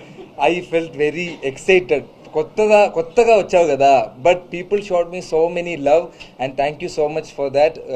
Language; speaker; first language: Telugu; non-native, learner; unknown